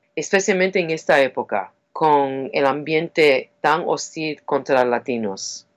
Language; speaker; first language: Spanish; non-native, fluent; English